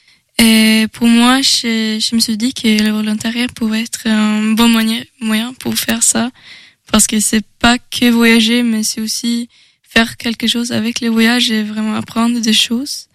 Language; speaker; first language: French; non-native, learner; Swedish